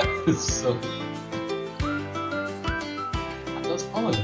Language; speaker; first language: German; native; German